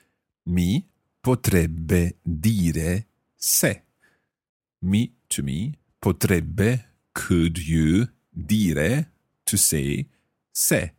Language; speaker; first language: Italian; non-native, fluent; English